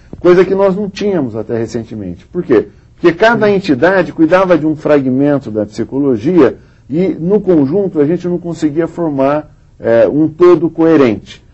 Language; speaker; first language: Portuguese; native; Portuguese